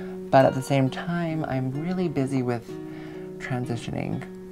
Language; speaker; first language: English; native; English